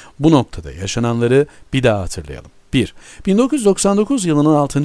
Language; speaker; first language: Turkish; native; Turkish